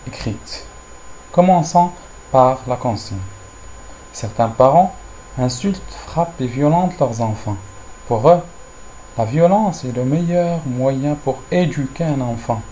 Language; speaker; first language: French; non-native, local second language; Arabic